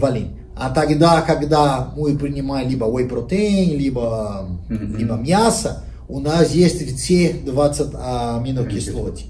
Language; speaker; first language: Russian; non-native, fluent; Portuguese